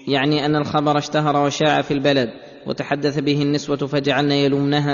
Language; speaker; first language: Arabic; native; Arabic